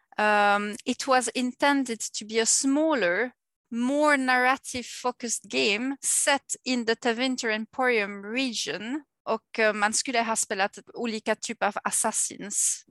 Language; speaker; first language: Swedish; non-native, fluent; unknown